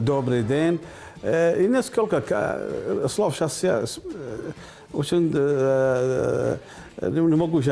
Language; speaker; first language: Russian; non-native, learner; Arabic